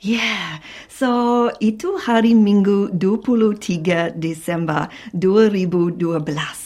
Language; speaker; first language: Indonesian; non-native, fluent; English